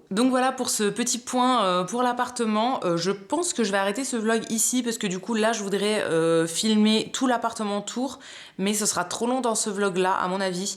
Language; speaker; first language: French; native; French